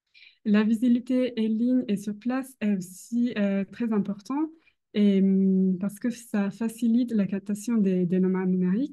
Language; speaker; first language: French; non-native, fluent; Italian